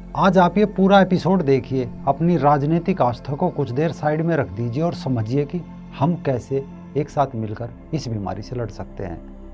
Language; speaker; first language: Hindi; native; Hindi